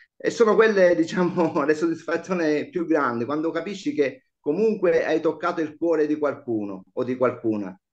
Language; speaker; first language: Italian; native; Italian